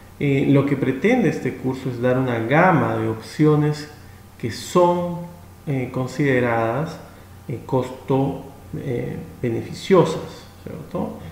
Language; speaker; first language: Spanish; native; Spanish